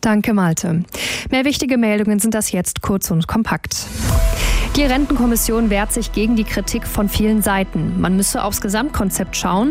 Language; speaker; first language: German; native; German